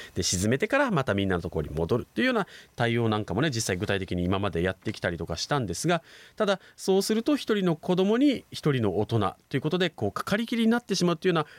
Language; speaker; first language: Japanese; native; Japanese